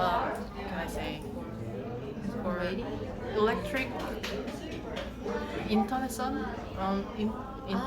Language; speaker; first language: English; non-native, learner; Korean